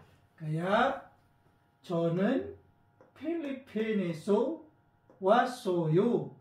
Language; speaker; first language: Korean; non-native, learner; Filipino